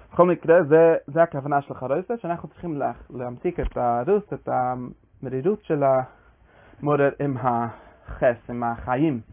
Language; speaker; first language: Hebrew; non-native, fluent; English